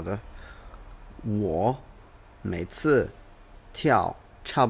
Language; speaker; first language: Chinese; non-native, learner; English